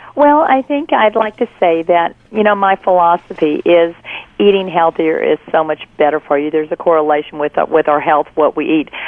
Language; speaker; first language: English; native; English